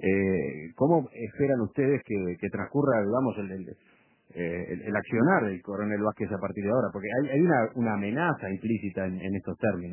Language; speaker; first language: Spanish; native; Spanish